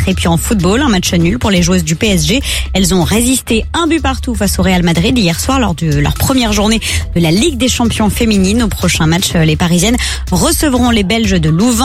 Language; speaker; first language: French; native; French